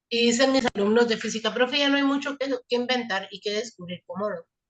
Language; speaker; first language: Spanish; native; Spanish